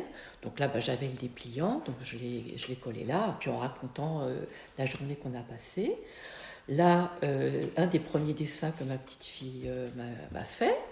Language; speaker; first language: French; native; French